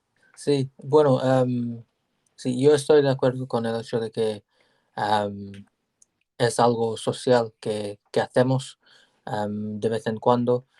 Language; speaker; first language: Spanish; non-native, learner; English